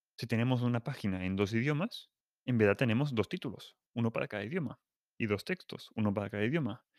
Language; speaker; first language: Spanish; non-native, local second language; Catalan